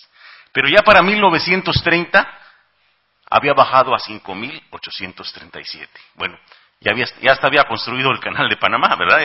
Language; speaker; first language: Spanish; native; Spanish